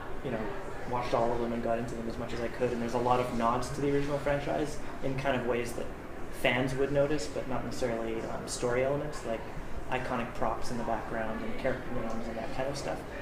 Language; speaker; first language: English; native; English